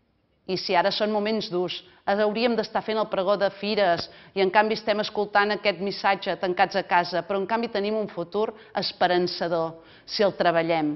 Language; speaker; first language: Catalan; native; Catalan